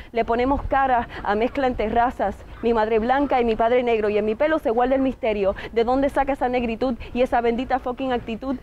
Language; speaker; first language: Spanish; native; Spanish